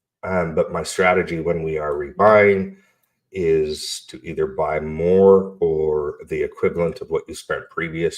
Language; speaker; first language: English; native; English